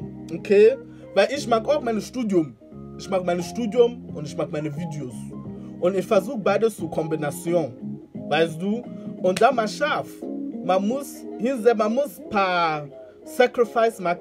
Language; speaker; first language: German; non-native, learner; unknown